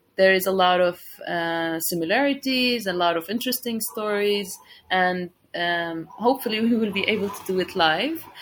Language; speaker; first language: English; non-native, fluent; Arabic